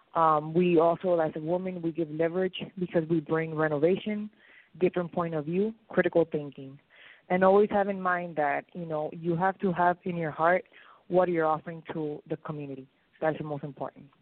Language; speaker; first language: English; non-native, fluent; Spanish